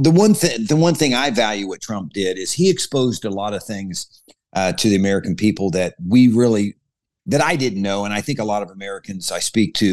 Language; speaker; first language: English; native; English